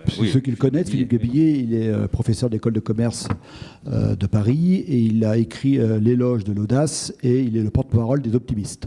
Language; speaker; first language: French; native; French